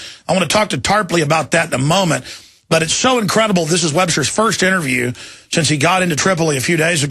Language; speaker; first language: English; native; English